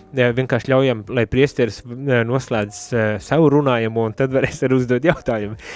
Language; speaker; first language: Latvian; native; Latvian